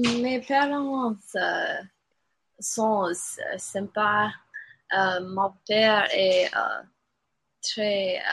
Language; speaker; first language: French; non-native, learner; English